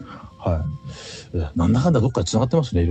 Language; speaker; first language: Japanese; native; Japanese